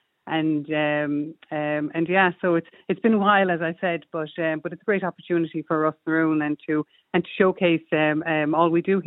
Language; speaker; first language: English; native; English